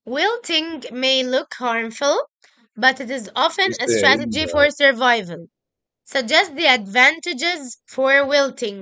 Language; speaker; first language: English; non-native, local second language; Arabic